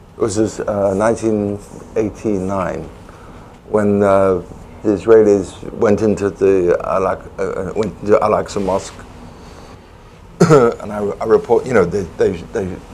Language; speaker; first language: English; native; English